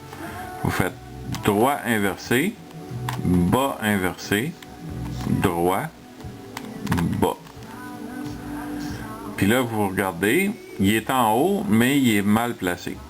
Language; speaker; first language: French; native; French